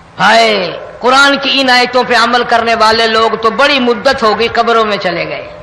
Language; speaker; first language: Urdu; non-native, local second language; Punjabi